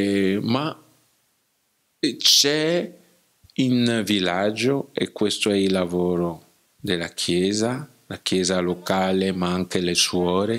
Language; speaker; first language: Italian; non-native, learner; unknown